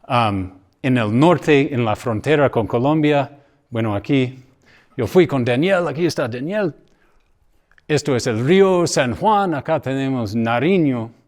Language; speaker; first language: Spanish; non-native, fluent; English